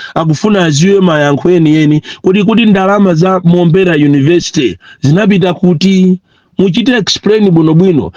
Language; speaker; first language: Nyanja; non-native, local second language; Tumbuka